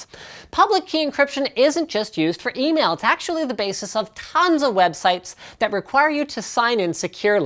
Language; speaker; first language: English; native; English